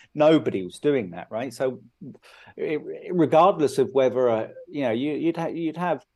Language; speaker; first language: English; native; English